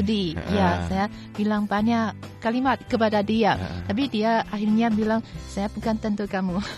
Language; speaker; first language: Indonesian; non-native, fluent; Chinese